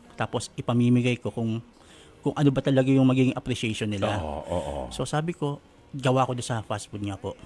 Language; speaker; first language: Filipino; non-native, local second language; Bikol